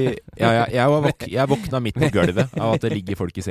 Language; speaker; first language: Norwegian; native; Norwegian